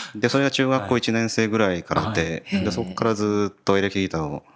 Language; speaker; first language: Japanese; native; Japanese